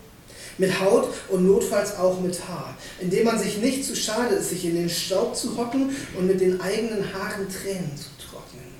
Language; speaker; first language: German; native; German